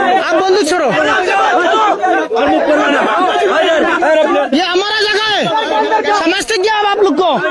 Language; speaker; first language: Hindi; non-native, learner; Bangla